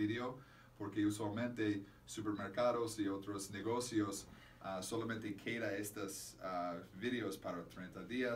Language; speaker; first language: Spanish; non-native, fluent; English